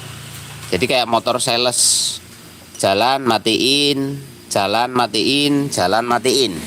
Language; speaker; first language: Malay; non-native, local second language; Javanese